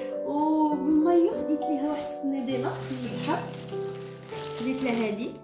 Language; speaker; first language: Arabic; native; Arabic